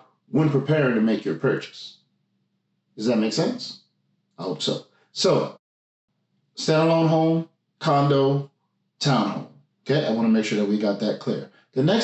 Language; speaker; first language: English; native; English